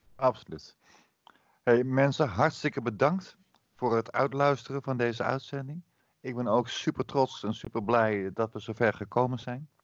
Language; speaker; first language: Dutch; native; Dutch